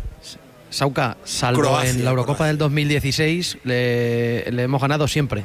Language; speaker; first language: Spanish; native; Spanish